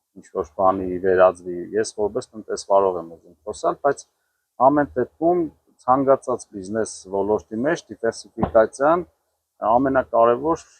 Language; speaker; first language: Armenian; native; Armenian